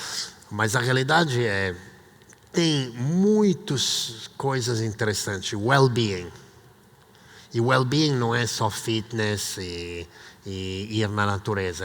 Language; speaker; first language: Portuguese; non-native, fluent; Italian